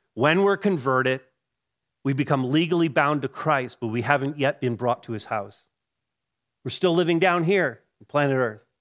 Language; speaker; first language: English; native; English